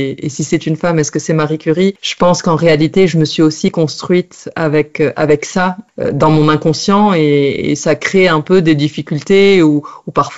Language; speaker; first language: French; non-native, local second language; Arabic